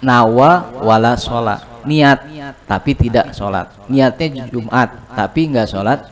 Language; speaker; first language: Indonesian; native; Indonesian